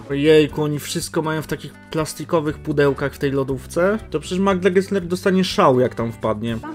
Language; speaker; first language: Polish; native; Polish